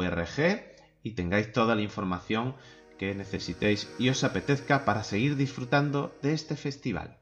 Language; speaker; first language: Spanish; native; Spanish